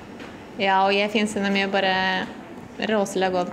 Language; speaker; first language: Icelandic; non-native, learner; Norwegian